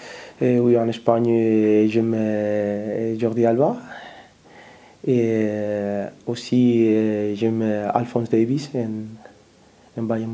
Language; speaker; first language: French; non-native, learner; Spanish